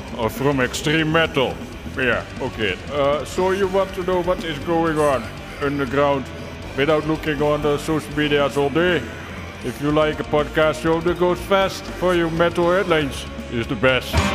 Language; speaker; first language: English; non-native, learner; Dutch